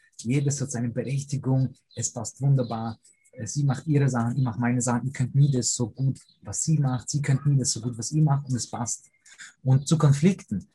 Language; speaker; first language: German; early bilingual, other home language; Polish